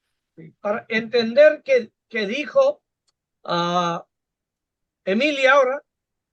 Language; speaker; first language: Spanish; non-native, fluent; Bangla